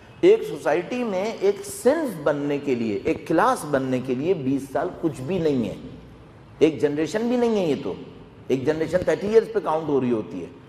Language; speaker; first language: Urdu; native; Urdu